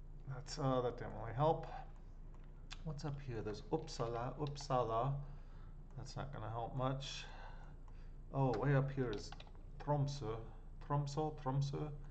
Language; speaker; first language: English; native; English